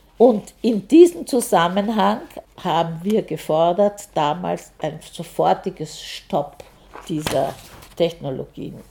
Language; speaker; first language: German; native; German